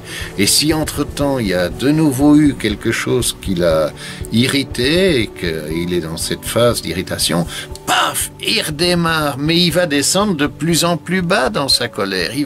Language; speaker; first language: French; native; French